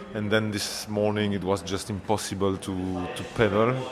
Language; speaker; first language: English; non-native, fluent; French